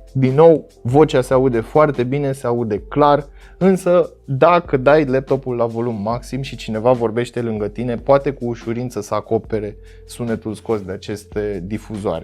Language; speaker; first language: Romanian; native; Romanian